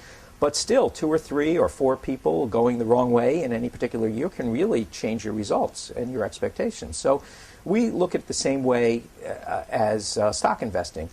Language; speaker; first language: English; native; English